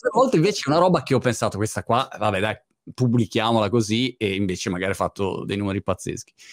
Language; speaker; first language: Italian; native; Italian